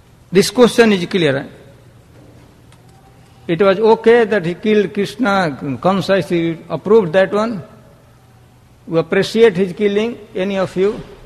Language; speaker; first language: English; non-native, local second language; Hindi